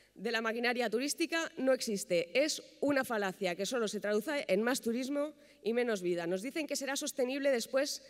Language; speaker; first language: Spanish; native; Spanish